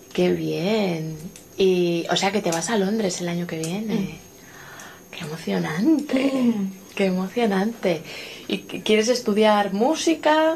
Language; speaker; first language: Spanish; non-native, fluent; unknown